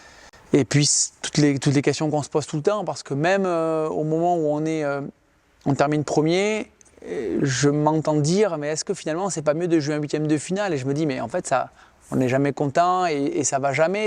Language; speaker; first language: French; native; French